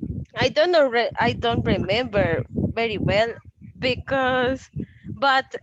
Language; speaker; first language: English; non-native, learner; Spanish